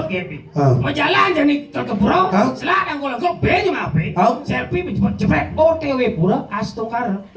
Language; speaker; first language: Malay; non-native, local second language; Balinese